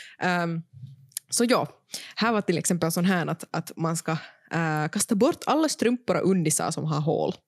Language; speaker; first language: Swedish; native; Swedish